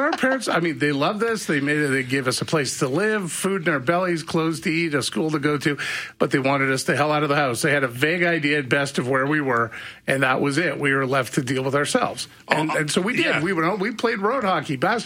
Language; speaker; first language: English; native; English